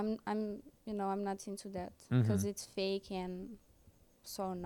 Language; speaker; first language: English; non-native, fluent; Romanian